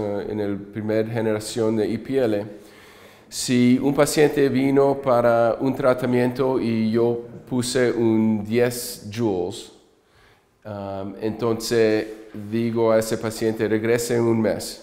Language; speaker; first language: Spanish; early bilingual, heritage; English